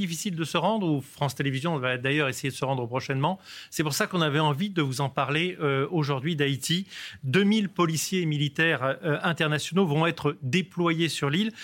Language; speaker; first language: French; native; French